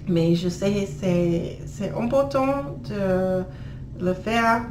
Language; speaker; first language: French; non-native, learner; English